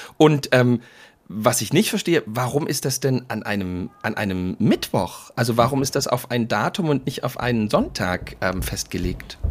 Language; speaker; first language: German; native; German